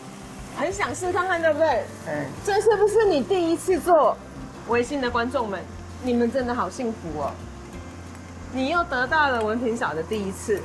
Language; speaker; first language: Chinese; native; Chinese